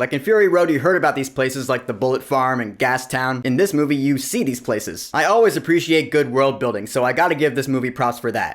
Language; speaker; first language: English; native; English